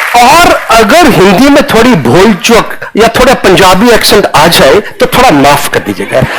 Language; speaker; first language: Hindi; non-native, local second language; Punjabi